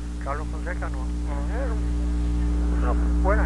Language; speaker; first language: Spanish; native; Spanish